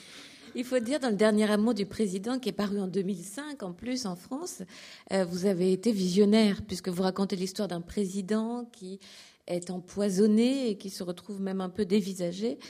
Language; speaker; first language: French; native; French